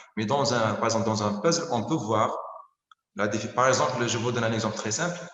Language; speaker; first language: French; non-native, local second language; Arabic